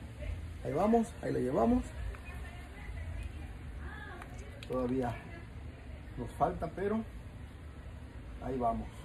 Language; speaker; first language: Spanish; native; Spanish